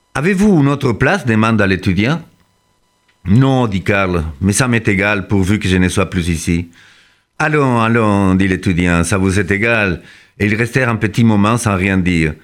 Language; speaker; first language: French; non-native, fluent; Spanish